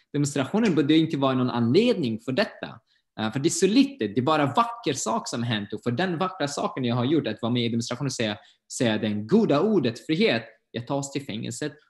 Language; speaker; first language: Swedish; non-native, fluent; Arabic